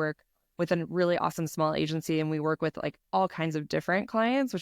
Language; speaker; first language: English; native; English